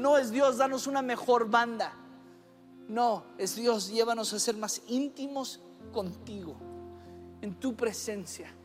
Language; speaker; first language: Spanish; early bilingual, other home language; English